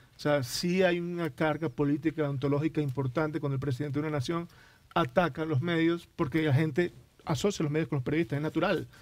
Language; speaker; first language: Spanish; native; Spanish